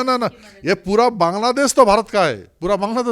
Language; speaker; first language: Hindi; non-native, local second language; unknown